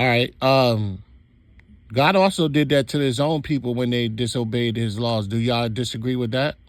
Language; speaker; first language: English; native; English